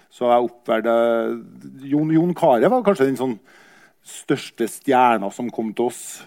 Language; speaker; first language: Norwegian; native; Norwegian